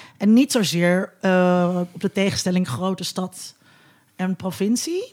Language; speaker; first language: Dutch; native; Dutch